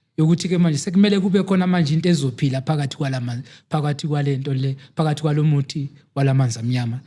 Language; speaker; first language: Zulu; native; Zulu